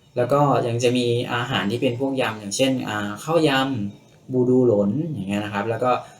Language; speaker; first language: Thai; native; Thai